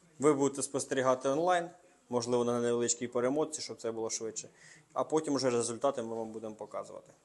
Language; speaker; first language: Ukrainian; non-native, local second language; Russian